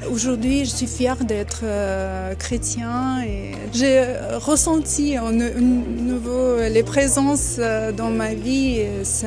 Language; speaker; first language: French; non-native, fluent; Russian